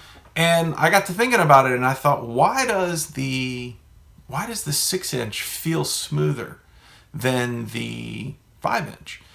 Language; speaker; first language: English; native; English